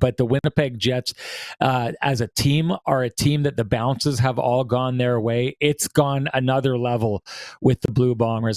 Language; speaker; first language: English; native; English